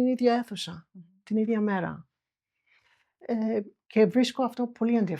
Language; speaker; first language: Greek; non-native, fluent; English